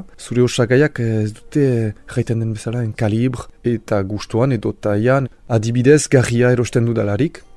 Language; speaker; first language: Basque; non-native, local second language; French